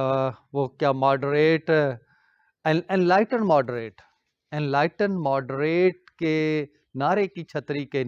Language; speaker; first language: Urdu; non-native, local second language; Punjabi